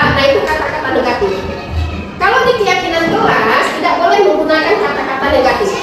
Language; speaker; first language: Indonesian; native; Indonesian